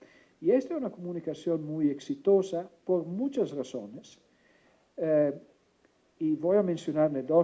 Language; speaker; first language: Spanish; non-native, fluent; Italian